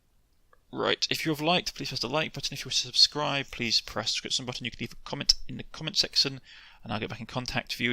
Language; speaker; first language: English; native; English